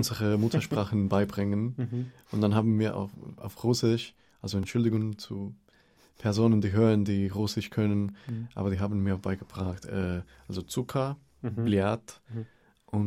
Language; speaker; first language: German; non-native, fluent; Spanish